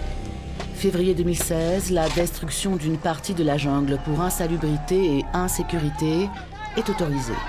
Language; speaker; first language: French; native; French